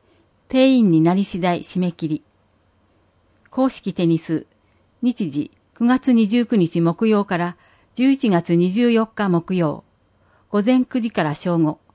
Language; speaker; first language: Japanese; native; Japanese